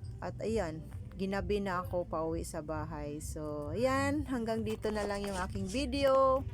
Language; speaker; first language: Filipino; non-native, local second language; Cebuano